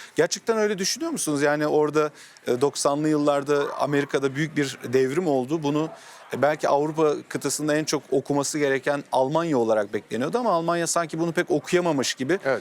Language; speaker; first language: Turkish; native; Turkish